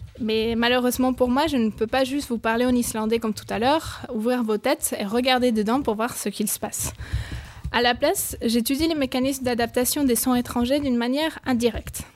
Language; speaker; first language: French; non-native, fluent; Spanish